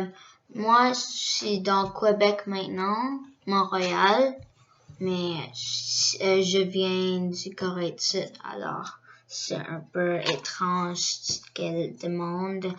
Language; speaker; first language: French; early bilingual, other home language; Korean